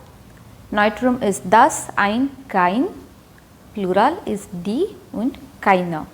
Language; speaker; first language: German; non-native, fluent; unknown